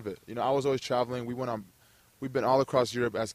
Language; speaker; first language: English; early bilingual, other home language; German